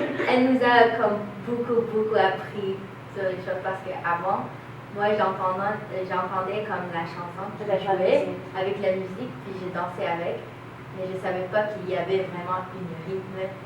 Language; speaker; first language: French; non-native, learner; English